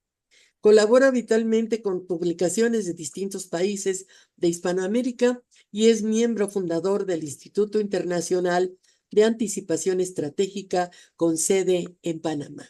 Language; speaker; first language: Spanish; native; Spanish